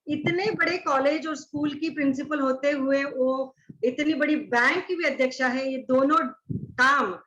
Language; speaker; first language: Hindi; non-native, local second language; Marathi